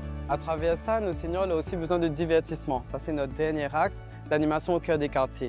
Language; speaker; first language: French; non-native, local second language; Réunion Creole French